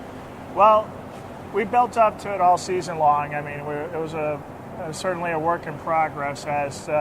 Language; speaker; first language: English; native; English